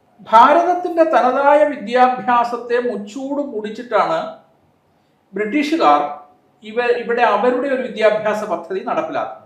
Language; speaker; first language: Malayalam; native; Malayalam